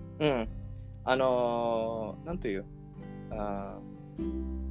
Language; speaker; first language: Japanese; non-native, learner; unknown